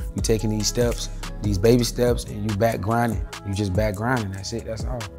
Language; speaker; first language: English; native; English